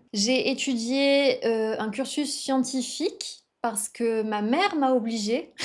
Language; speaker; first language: French; native; French